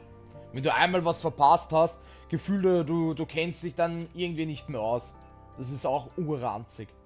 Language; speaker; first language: German; native; German